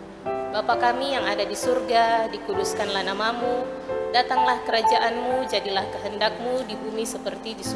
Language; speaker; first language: Indonesian; native; Indonesian